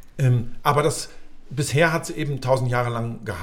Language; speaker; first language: German; native; German